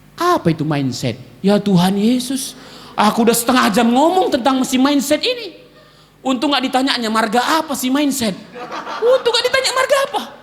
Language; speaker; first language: Indonesian; native; Indonesian